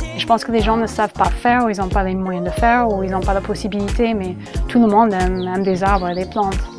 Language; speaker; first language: French; non-native, fluent; English